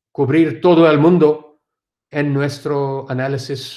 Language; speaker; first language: Spanish; non-native, learner; Urdu